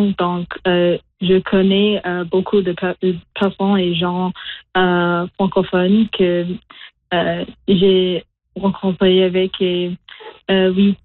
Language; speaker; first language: French; non-native, local second language; English